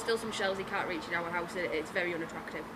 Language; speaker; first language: English; native; English